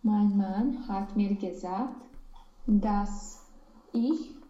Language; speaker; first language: German; non-native, learner; Romanian